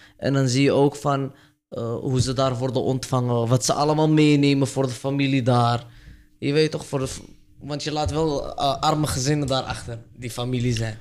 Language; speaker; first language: Dutch; early bilingual, other home language; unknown